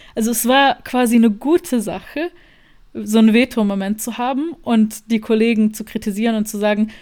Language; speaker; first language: German; non-native, fluent; Bosnian